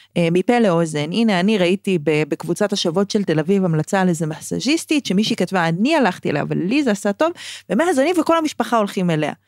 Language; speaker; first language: Hebrew; native; Hebrew